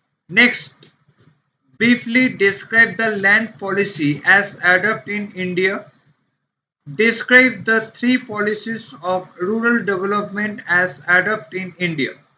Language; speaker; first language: English; non-native, local second language; Bangla